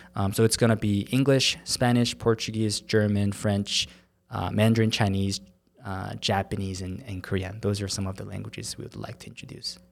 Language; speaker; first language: English; non-native, fluent; Korean